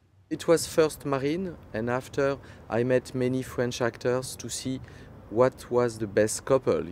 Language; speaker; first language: English; non-native, fluent; French